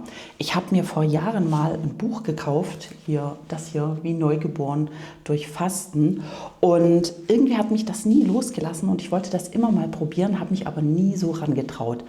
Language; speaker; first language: German; native; German